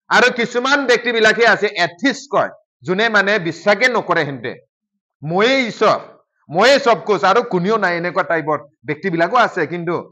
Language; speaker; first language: Assamese; non-native, local second language; Bodo